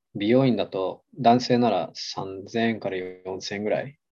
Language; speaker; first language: Japanese; native; Japanese